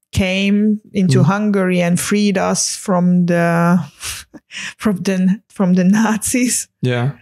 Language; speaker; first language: English; non-native, fluent; Hungarian